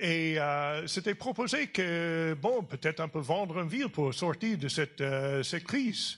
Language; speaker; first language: French; non-native, fluent; English